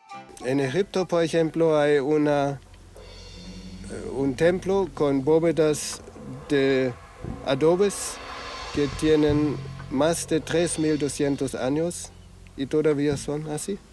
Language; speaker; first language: Spanish; non-native, fluent; German